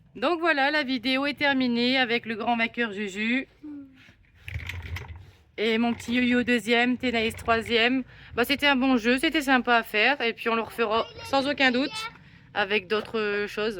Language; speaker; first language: French; native; French